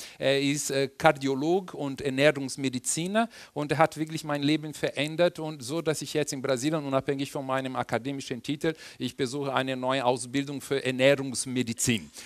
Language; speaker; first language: German; non-native, fluent; Portuguese